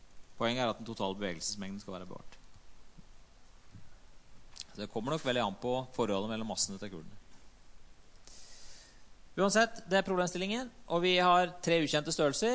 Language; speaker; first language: Norwegian; native; Norwegian